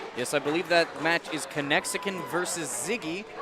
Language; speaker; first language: English; native; English